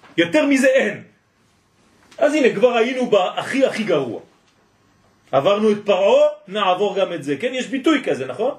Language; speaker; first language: Hebrew; non-native, fluent; French